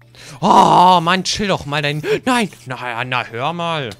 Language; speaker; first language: German; native; German